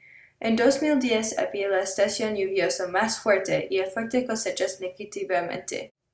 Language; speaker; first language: Spanish; non-native, learner; English